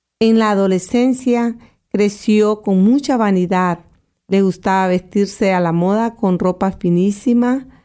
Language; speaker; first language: Spanish; native; Spanish